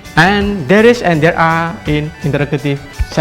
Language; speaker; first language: English; non-native, fluent; Indonesian